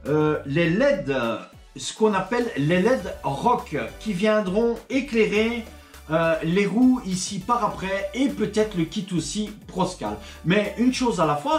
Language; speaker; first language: French; native; French